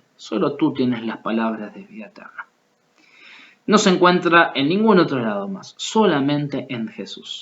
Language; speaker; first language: Spanish; native; Spanish